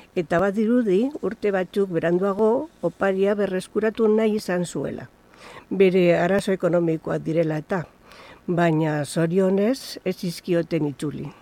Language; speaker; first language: Basque; non-native, local second language; Spanish